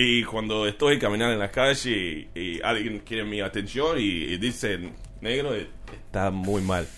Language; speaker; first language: Spanish; non-native, learner; English